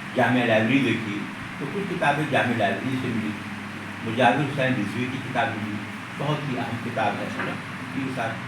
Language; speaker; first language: Urdu; native; Urdu